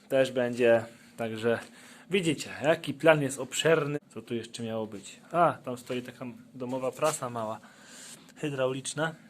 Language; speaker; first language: Polish; native; Polish